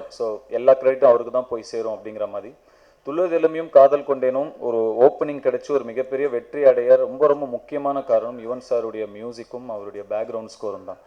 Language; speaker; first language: Tamil; native; Tamil